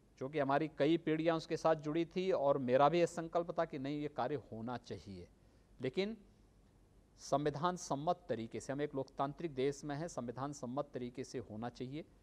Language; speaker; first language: Hindi; native; Hindi